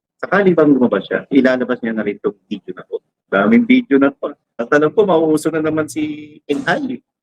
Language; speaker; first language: Filipino; native; Filipino